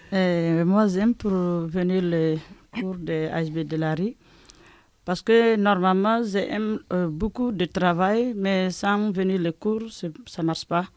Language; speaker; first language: French; non-native, learner; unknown